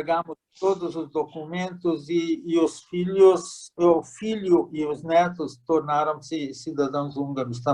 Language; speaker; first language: Portuguese; non-native, fluent; Hungarian